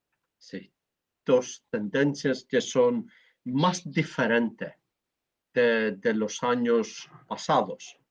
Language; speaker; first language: Spanish; non-native, learner; Greek